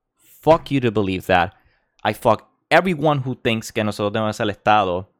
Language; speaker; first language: English; non-native, local second language; Spanish